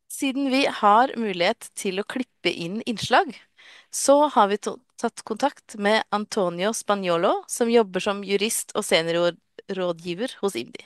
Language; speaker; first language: Norwegian; native; Norwegian